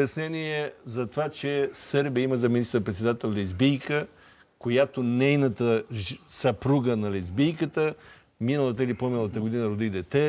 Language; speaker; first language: Bulgarian; native; Bulgarian